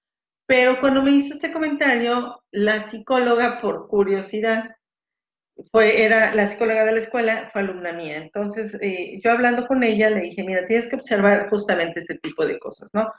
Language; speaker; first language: Spanish; native; Spanish